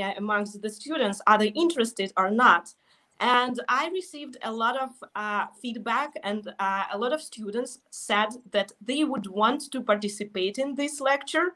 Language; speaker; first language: English; non-native, fluent; Russian